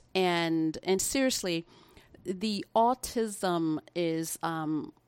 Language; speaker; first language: English; native; English